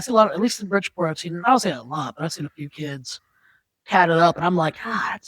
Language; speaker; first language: English; native; English